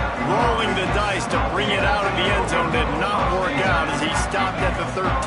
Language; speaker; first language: English; native; English